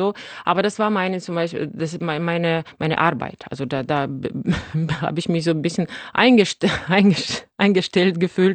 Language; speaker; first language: German; non-native, fluent; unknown